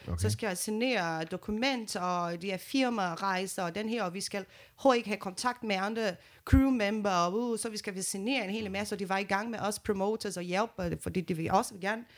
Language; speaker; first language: Danish; non-native, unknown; Portuguese